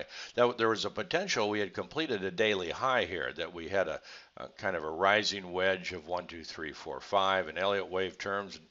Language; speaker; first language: English; native; English